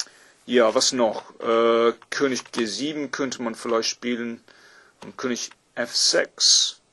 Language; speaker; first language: German; non-native, fluent; English